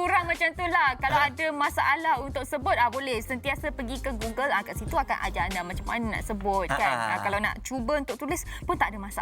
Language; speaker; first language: Malay; non-native, local second language; Chinese